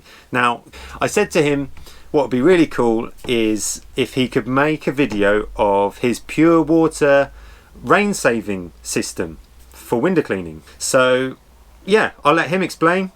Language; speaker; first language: English; native; English